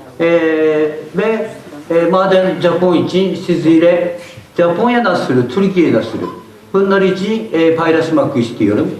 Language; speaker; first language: Turkish; non-native, learner; Japanese